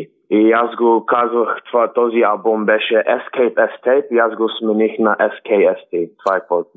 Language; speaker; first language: Bulgarian; early bilingual, heritage; Bulgarian